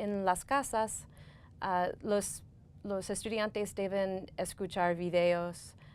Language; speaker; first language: Spanish; non-native, fluent; English